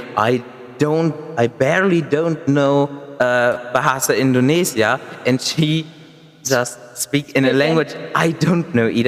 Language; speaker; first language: English; non-native, fluent; German